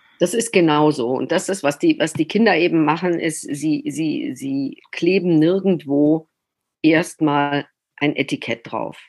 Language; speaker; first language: German; native; German